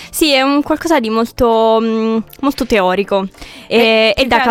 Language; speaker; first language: Italian; native; Italian